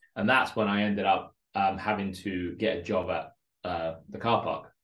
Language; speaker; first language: English; early bilingual, other home language; Russian